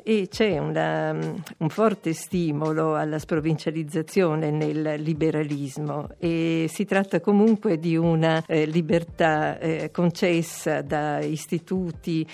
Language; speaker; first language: Italian; native; Italian